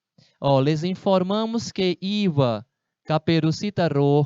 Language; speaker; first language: Spanish; non-native, fluent; Portuguese